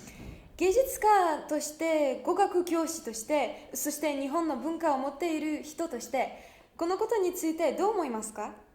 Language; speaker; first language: Japanese; non-native, learner; Russian